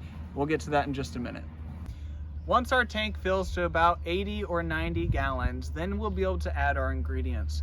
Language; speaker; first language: English; native; English